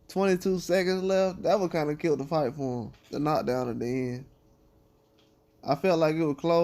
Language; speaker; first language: English; native; English